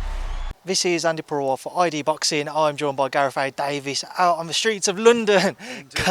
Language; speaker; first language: English; native; English